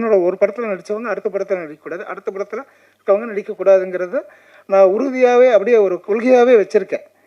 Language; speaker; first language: Tamil; native; Tamil